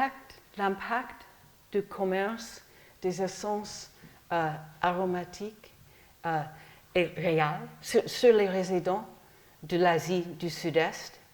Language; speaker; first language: French; non-native, fluent; English